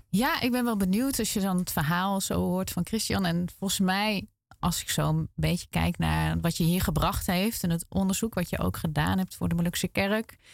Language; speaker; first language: Dutch; native; Dutch